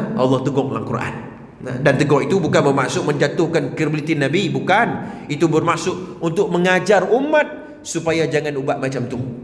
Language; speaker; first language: Malay; native; Malay